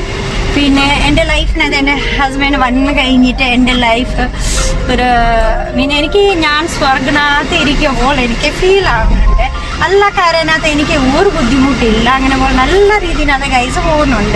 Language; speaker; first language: Malayalam; non-native, local second language; Hindi